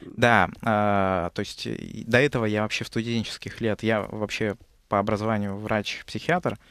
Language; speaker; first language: Russian; native; Russian